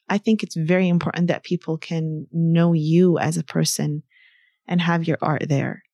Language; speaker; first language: English; early bilingual, other home language; Arabic